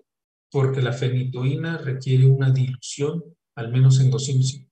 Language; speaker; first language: Spanish; native; Spanish